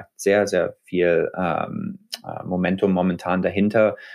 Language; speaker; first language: German; native; German